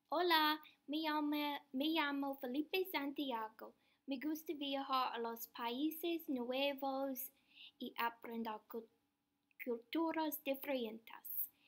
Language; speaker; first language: Spanish; non-native, learner; English